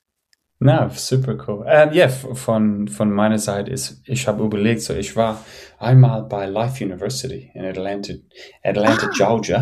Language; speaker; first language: German; non-native, fluent; English